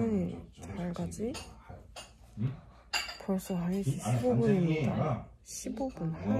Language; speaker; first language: Korean; native; Korean